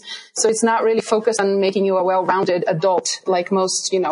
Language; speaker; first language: English; non-native, fluent; Portuguese